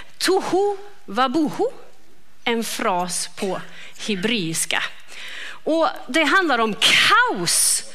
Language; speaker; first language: Swedish; native; Swedish